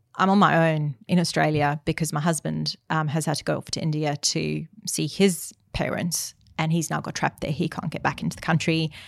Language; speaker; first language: English; native; English